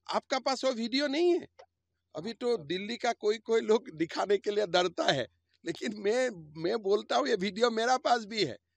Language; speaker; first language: Hindi; non-native, local second language; Assamese